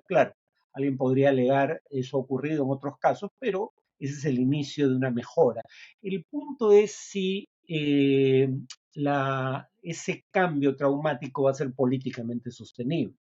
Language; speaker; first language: Spanish; native; Spanish